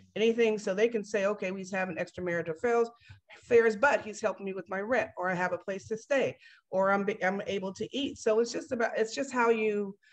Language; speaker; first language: English; native; English